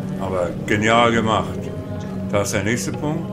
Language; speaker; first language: German; native; German